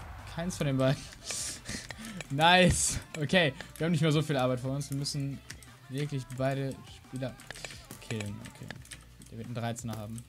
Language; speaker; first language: German; native; German